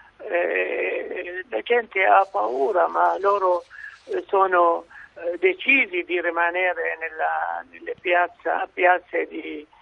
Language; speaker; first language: Italian; non-native, fluent; Arabic